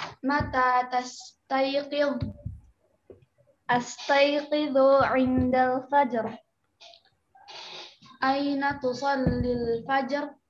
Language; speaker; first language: Arabic; non-native, learner; Indonesian